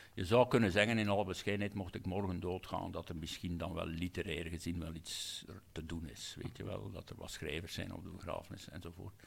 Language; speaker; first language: Dutch; native; Dutch